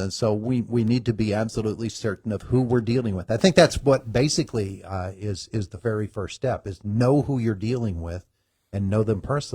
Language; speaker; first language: English; native; English